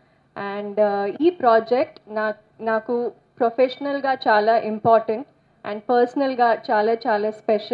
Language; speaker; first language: Telugu; non-native, learner; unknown